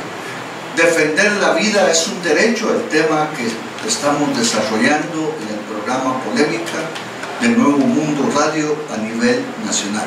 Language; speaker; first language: Spanish; native; Spanish